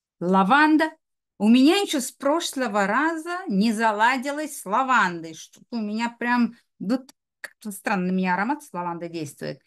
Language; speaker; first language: Russian; native; Russian